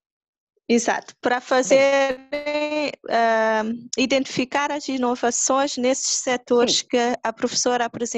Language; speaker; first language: Spanish; non-native, learner; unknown